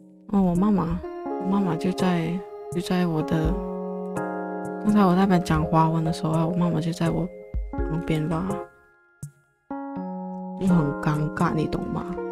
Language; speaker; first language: Chinese; early bilingual, other home language; English